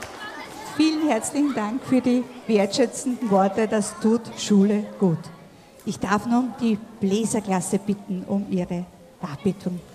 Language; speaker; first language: German; native; German